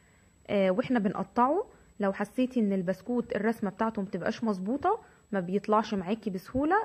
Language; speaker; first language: Arabic; native; Arabic